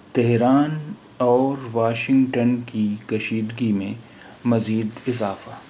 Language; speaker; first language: Urdu; native; Urdu